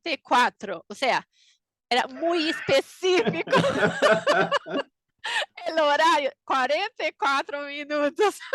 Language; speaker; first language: Spanish; non-native, fluent; Portuguese